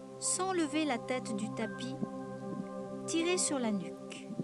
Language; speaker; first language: French; native; French